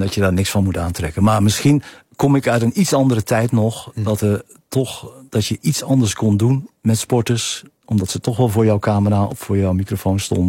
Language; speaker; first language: Dutch; native; Dutch